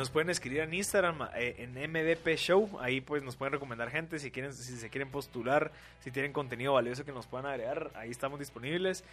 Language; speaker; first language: Spanish; native; Spanish